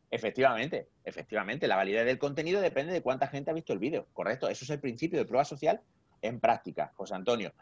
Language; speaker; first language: Spanish; native; Spanish